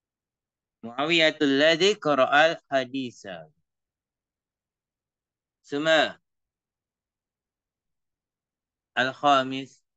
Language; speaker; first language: Arabic; non-native, fluent; Indonesian